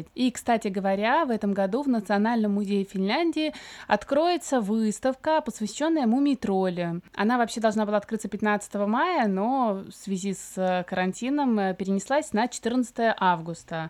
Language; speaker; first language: Russian; native; Russian